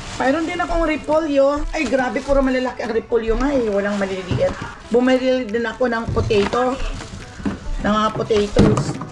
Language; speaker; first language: Filipino; non-native, local second language; Cebuano